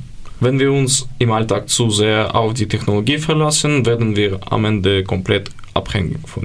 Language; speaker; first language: German; non-native, fluent; Ukrainian